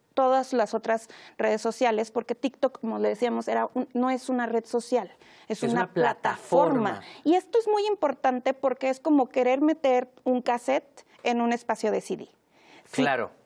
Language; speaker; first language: Spanish; native; Spanish